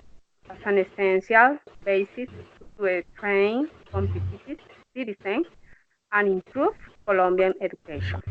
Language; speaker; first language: English; non-native, learner; Spanish